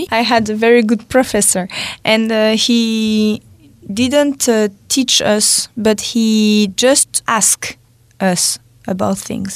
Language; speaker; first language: English; non-native, fluent; French